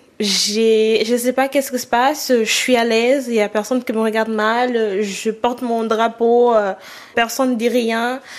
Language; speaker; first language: French; non-native, fluent; Portuguese